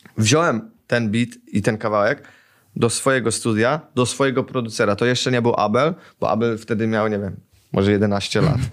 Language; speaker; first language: Polish; early bilingual, heritage; Polish